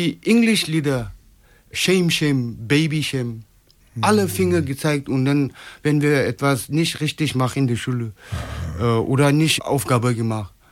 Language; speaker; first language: German; non-native, fluent; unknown